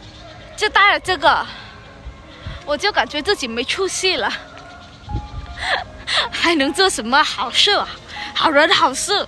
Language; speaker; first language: Chinese; non-native, fluent; Vietnamese